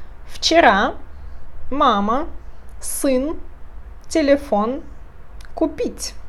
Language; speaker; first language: Russian; non-native, fluent; Portuguese